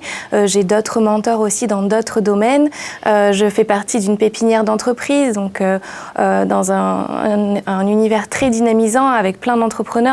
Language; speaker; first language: French; native; French